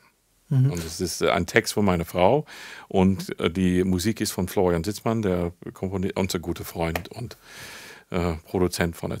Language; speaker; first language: German; non-native, fluent; English